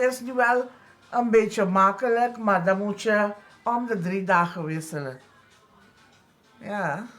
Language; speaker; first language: Dutch; non-native, local second language; Papiamento